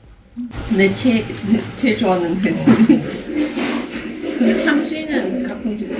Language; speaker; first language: Korean; non-native, fluent; Swedish